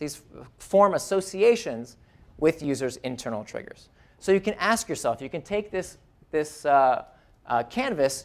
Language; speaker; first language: English; native; English